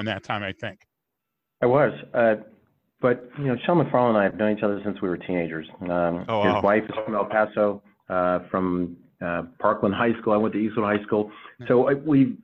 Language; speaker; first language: English; native; English